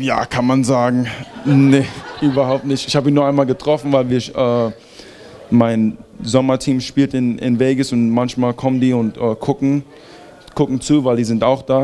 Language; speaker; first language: German; early bilingual, heritage; German